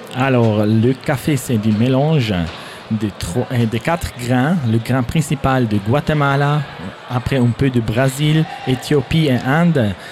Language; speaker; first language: French; non-native, learner; German